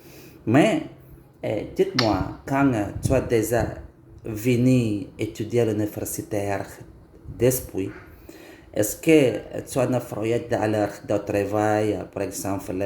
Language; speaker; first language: French; non-native, learner; Indonesian